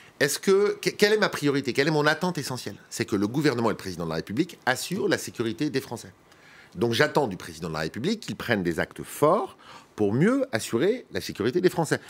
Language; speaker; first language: French; native; French